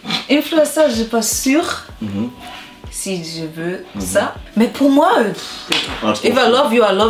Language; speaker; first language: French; non-native, learner; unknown